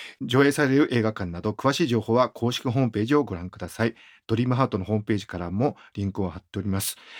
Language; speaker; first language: Japanese; native; Japanese